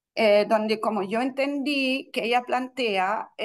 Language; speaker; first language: Spanish; non-native, fluent; Russian